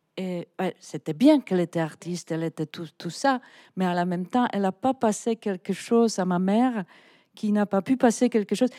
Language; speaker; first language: French; non-native, fluent; Czech